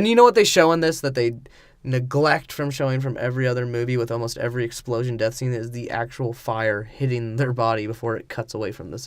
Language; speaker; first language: English; native; English